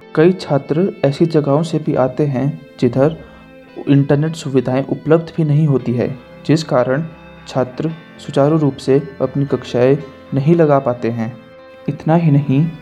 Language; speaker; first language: Hindi; native; Hindi